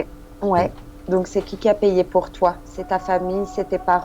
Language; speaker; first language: French; non-native, fluent; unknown